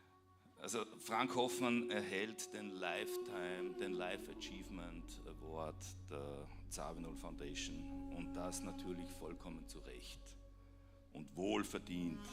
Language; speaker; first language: German; native; German